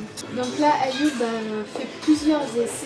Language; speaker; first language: French; native; French